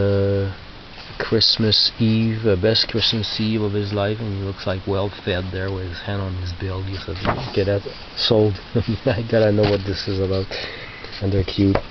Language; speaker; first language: English; non-native, local second language; French